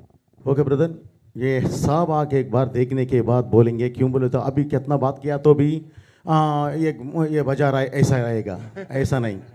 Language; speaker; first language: Hindi; non-native, learner; Telugu